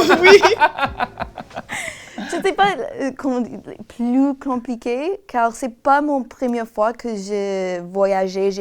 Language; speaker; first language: French; non-native, learner; English